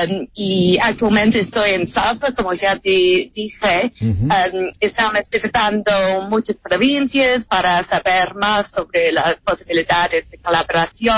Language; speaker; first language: Spanish; non-native, fluent; English